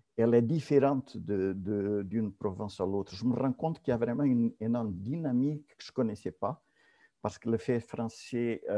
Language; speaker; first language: French; non-native, fluent; Portuguese